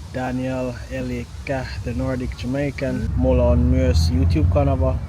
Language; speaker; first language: Finnish; non-native, fluent; English